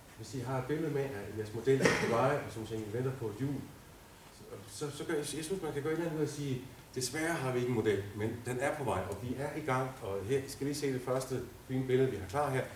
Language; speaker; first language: Danish; native; Danish